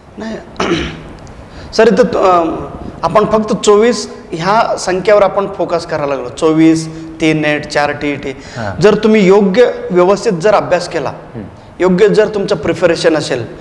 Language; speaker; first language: Marathi; non-native, local second language; Kannada